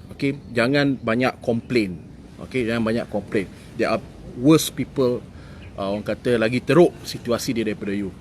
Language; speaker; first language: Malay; native; Malay